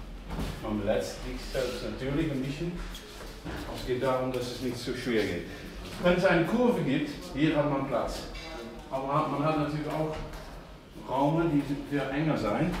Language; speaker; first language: German; non-native, fluent; Dutch